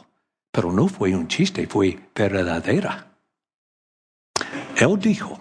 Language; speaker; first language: Spanish; non-native, learner; English